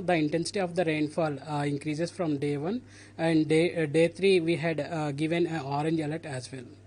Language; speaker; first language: English; non-native, local second language; Telugu